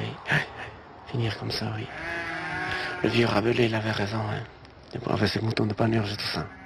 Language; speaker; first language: French; native; French